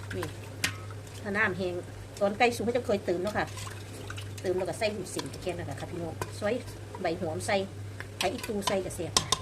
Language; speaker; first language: Thai; native; Thai